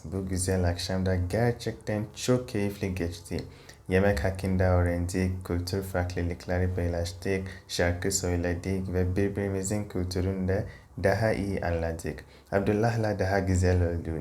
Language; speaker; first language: Turkish; non-native, fluent; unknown